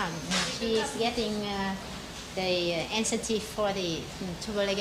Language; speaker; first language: English; non-native, learner; Vietnamese